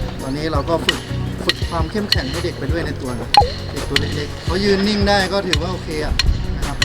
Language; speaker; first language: Thai; native; Thai